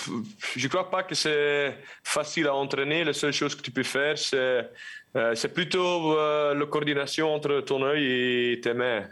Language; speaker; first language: French; non-native, local second language; Dutch